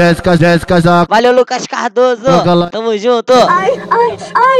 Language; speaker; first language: Portuguese; native; Portuguese